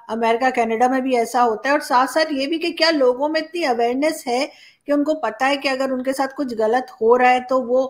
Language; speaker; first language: Urdu; native; Urdu